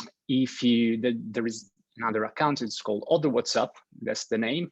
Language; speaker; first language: English; non-native, fluent; Italian